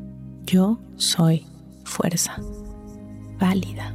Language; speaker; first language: Spanish; native; Spanish